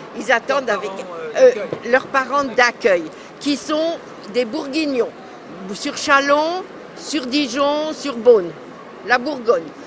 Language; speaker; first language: French; native; French